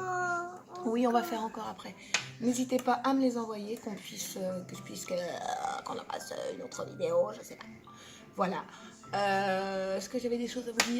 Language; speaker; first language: French; native; French